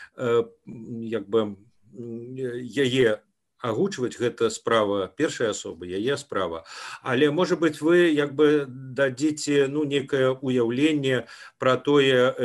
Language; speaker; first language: Belarusian; non-native, local second language; Russian